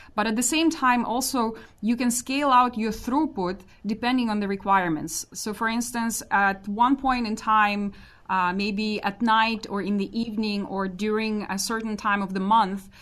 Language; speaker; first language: English; non-native, fluent; Russian